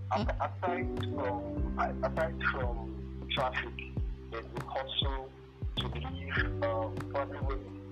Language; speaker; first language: English; non-native, local second language; Yoruba